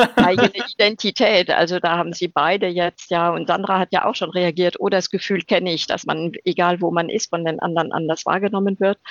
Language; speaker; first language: German; native; German